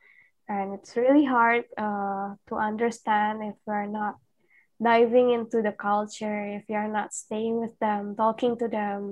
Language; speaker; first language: English; non-native, fluent; Indonesian